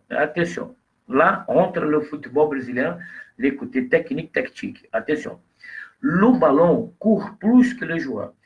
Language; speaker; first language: French; non-native, fluent; Portuguese